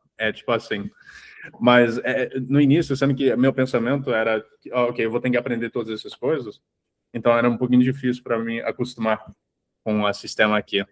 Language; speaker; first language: Portuguese; early bilingual, heritage; English